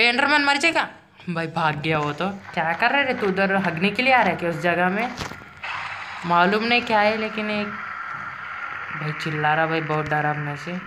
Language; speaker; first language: Hindi; native; Hindi